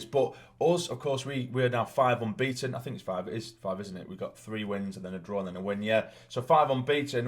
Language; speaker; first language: English; native; English